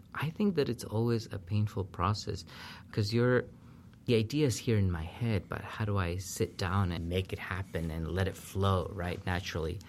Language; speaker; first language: English; non-native, fluent; Spanish